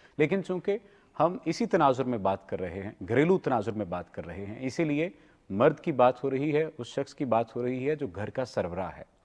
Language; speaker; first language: Urdu; native; Urdu